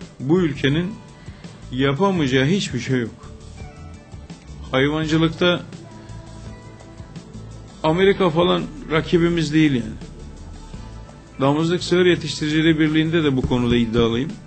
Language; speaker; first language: Turkish; native; Turkish